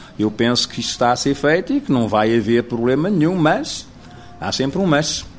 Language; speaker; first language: Portuguese; native; Portuguese